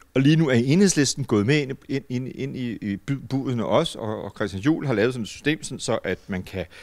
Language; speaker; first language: Danish; native; Danish